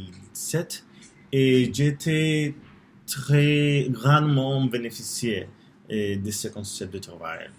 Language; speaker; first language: French; non-native, learner; Spanish